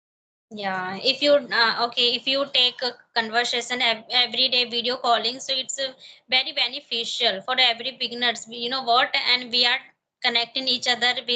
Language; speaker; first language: English; non-native, learner; Hindi